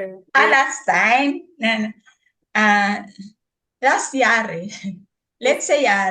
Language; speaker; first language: English; non-native, local second language; Filipino